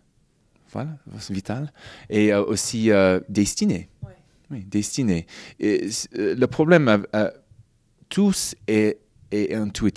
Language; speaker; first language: French; non-native, fluent; English